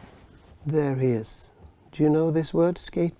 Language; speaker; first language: English; non-native, fluent; Swedish